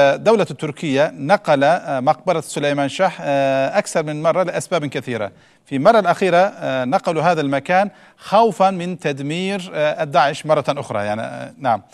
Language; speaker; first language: Arabic; non-native, fluent; Turkish